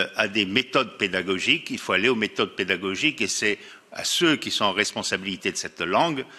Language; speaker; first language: French; native; French